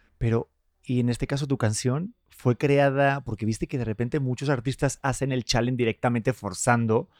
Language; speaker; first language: Spanish; native; Spanish